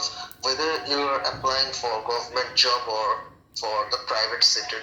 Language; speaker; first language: English; non-native, local second language; Bangla